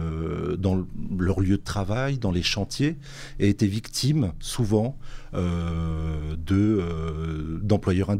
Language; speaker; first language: French; native; French